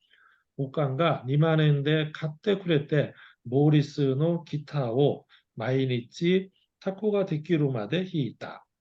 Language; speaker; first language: Japanese; non-native, learner; Korean